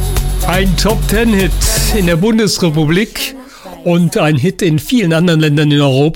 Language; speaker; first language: German; native; German